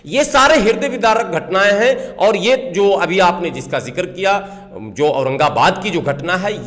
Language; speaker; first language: Hindi; native; Hindi